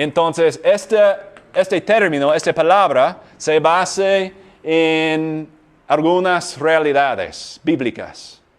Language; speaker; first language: Spanish; non-native, fluent; English